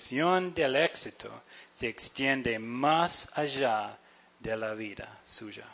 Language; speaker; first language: Spanish; non-native, fluent; English